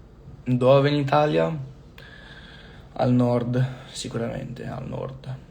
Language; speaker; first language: Italian; non-native, fluent; English